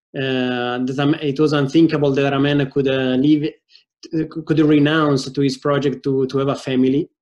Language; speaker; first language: English; non-native, fluent; Italian